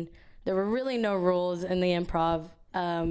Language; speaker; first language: English; early bilingual, other home language; Spanish